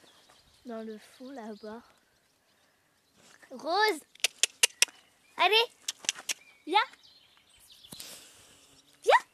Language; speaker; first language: French; native; French